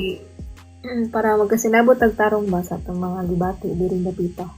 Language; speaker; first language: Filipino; non-native, local second language; Cebuano